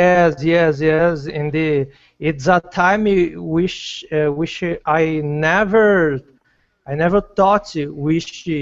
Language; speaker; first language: English; non-native, learner; Portuguese